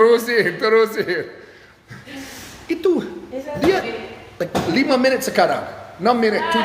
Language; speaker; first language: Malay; non-native, fluent; English